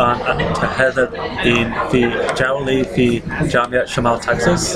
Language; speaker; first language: Arabic; non-native, learner; English